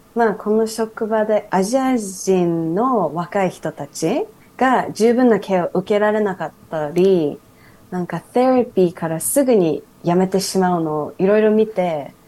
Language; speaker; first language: Japanese; early bilingual, heritage; Japanese